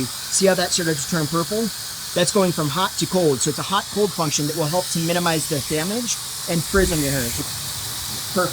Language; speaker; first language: English; native; English